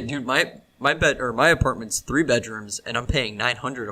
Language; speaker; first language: English; native; English